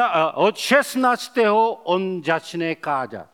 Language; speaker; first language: Czech; non-native, learner; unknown